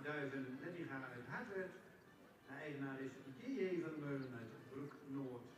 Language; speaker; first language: Dutch; native; Dutch